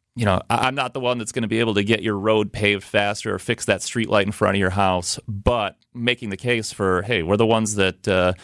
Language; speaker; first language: English; native; English